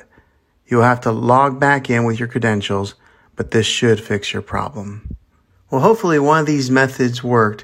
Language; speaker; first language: English; native; English